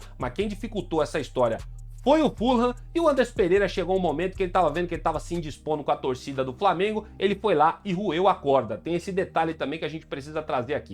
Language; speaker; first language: Portuguese; native; Portuguese